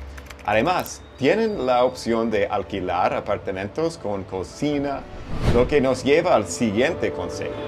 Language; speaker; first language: Spanish; non-native, fluent; English